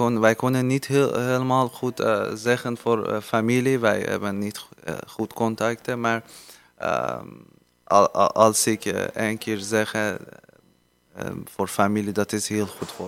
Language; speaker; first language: Dutch; non-native, learner; Persian